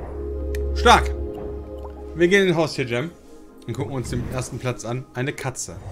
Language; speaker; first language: German; native; German